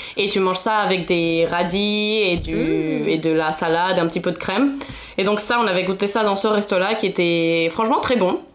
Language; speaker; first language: French; non-native, fluent; Spanish